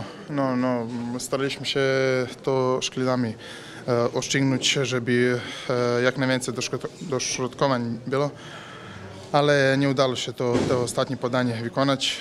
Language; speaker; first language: Polish; non-native, learner; Serbian